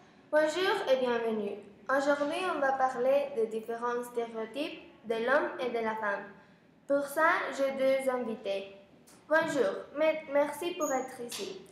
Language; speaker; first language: French; non-native, learner; Spanish